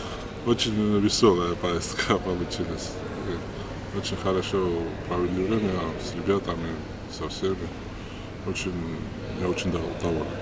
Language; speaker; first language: Russian; non-native, fluent; Georgian